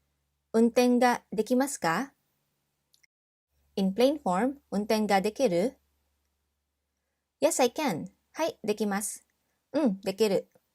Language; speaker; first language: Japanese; non-native, fluent; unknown